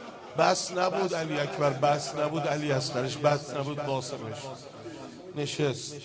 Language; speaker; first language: Persian; native; Persian